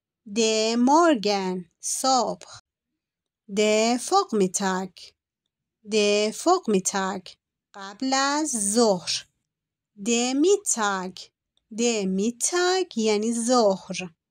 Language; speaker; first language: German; non-native, fluent; Persian